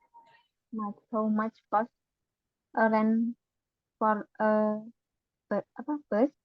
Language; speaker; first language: English; non-native, learner; Indonesian